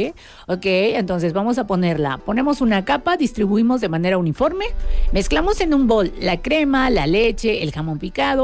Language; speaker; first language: Spanish; native; Spanish